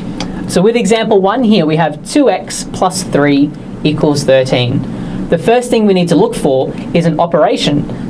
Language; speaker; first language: English; native; English